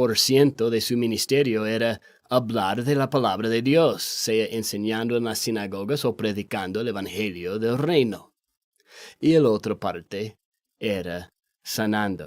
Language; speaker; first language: Spanish; non-native, fluent; English